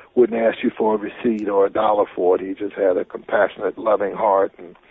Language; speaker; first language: English; native; English